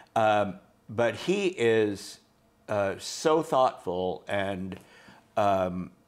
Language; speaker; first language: English; native; English